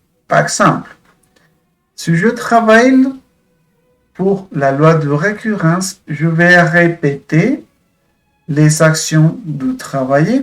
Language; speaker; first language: French; non-native, fluent; Spanish